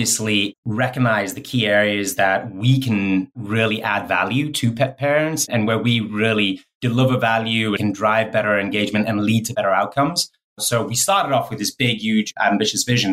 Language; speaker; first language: English; native; English